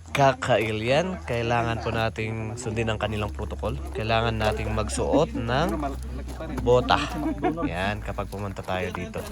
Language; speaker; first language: Filipino; non-native, local second language; Iloko